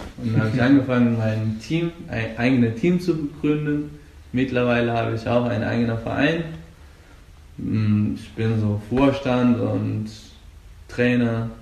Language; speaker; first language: German; non-native, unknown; Persian